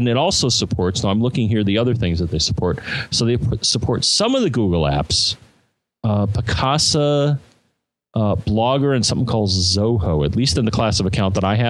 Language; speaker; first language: English; native; English